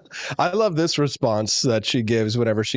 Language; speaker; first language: English; native; English